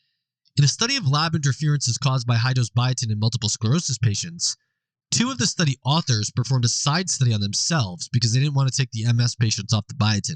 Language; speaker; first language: English; native; English